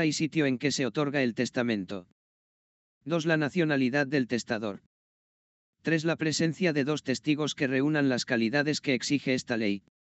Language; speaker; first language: Spanish; native; Spanish